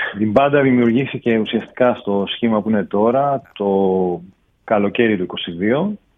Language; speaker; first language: Greek; early bilingual, heritage; English